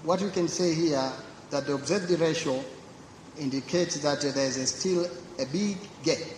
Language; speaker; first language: English; non-native, local second language; Swahili